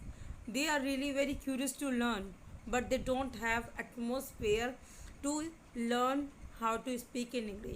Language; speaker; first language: English; non-native, local second language; Hindi